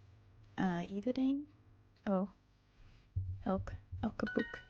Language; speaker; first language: Dutch; non-native, learner; English